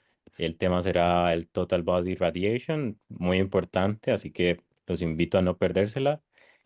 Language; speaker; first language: Spanish; native; Spanish